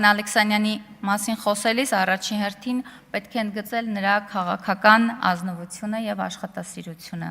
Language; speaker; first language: Armenian; native; Armenian